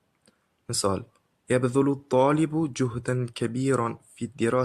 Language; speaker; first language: Arabic; non-native, learner; Uzbek